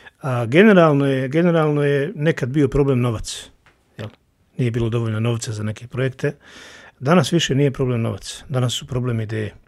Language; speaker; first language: Bosnian; native; Bosnian